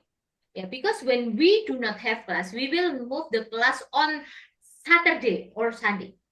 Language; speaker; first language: English; non-native, fluent; Indonesian